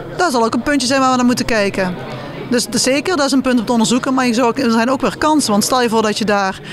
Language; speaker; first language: Dutch; native; Dutch